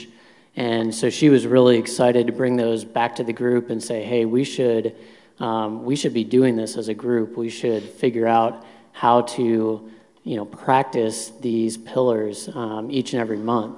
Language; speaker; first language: English; native; English